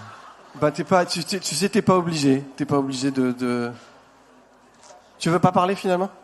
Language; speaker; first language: French; native; French